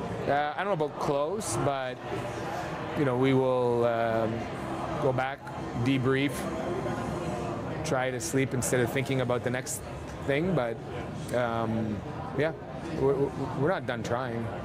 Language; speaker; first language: English; native; English